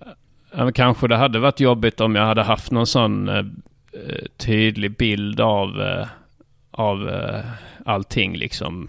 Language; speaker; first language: Swedish; native; Swedish